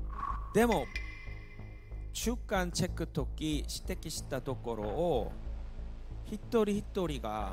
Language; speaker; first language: Japanese; non-native, learner; Korean